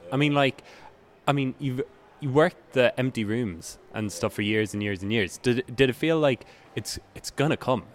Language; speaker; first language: English; native; English